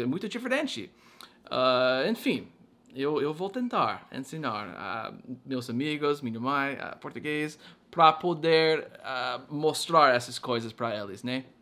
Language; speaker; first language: Portuguese; non-native, fluent; English